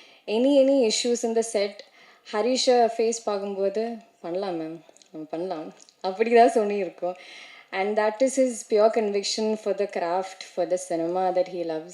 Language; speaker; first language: Tamil; non-native, learner; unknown